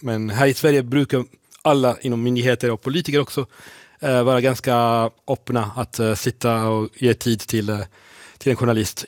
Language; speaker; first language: Swedish; non-native, fluent; Italian